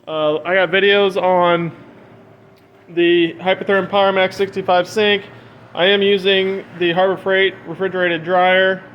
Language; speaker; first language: English; native; English